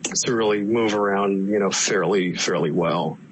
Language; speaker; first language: English; native; English